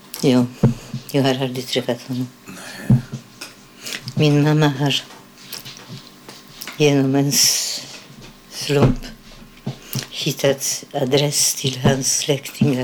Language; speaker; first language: Swedish; non-native, fluent; Polish